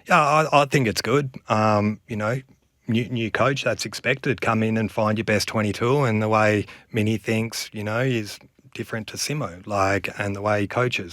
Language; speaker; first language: English; native; English